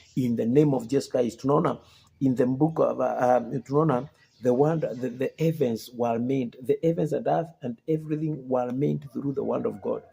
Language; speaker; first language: English; non-native, local second language; Swahili